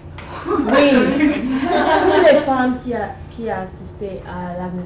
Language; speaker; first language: French; non-native, learner; English